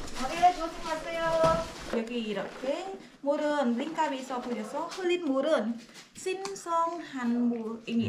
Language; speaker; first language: Korean; non-native, learner; Khmer